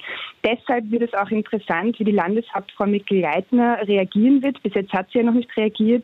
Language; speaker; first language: German; native; German